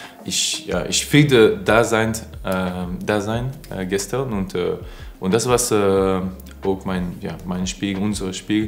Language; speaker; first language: German; non-native, learner; French